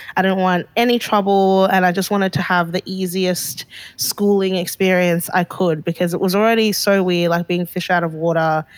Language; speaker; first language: English; early bilingual, other home language; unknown